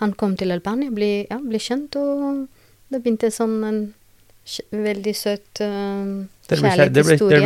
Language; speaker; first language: Norwegian; non-native, learner; Albanian